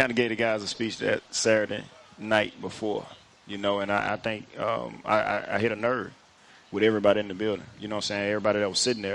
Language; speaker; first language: English; native; English